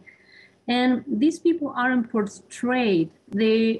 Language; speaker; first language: English; non-native, fluent; Spanish